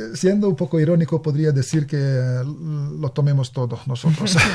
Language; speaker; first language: Spanish; non-native, fluent; Hungarian